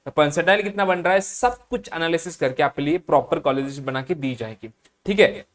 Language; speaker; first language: Hindi; non-native, local second language; Marathi